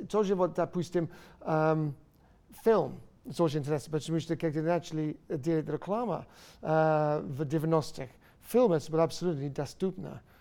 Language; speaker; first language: Russian; non-native, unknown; English